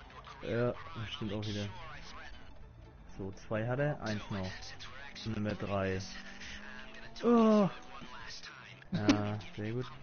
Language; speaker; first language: German; native; German